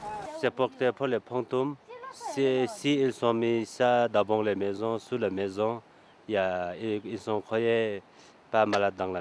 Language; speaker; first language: French; non-native, learner; Sherpa